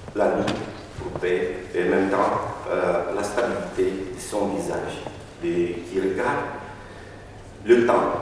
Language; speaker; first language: French; non-native, learner; Romanian